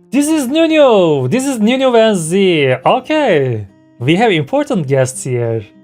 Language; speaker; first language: English; non-native, fluent; Turkish